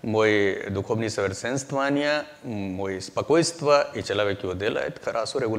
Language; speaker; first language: Russian; non-native, learner; Hindi